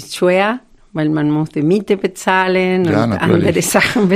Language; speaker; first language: German; non-native, fluent; Spanish